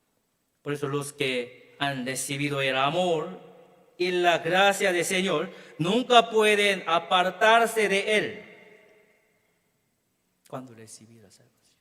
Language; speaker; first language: Spanish; non-native, learner; Korean